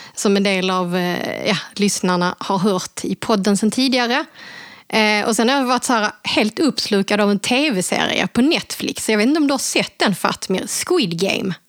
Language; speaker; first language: Swedish; native; Swedish